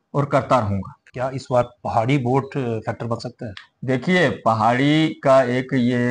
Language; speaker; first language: Hindi; native; Hindi